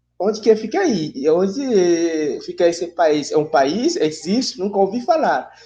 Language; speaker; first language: Portuguese; non-native, fluent; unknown